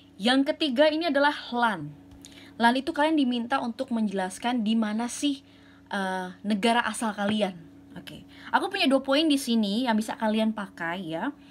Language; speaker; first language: Indonesian; native; Indonesian